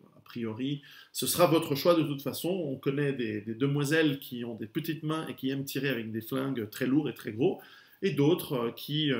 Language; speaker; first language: French; native; French